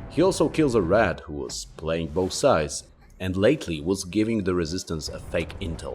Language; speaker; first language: English; non-native, fluent; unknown